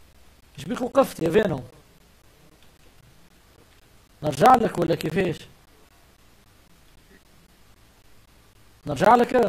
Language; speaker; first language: Arabic; native; Arabic